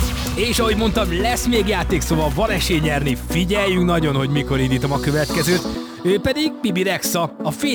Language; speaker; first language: Hungarian; native; Hungarian